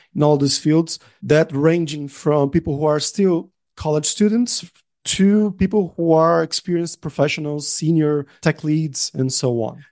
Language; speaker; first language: English; non-native, fluent; Portuguese